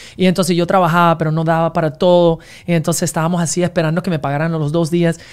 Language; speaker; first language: Spanish; non-native, fluent; English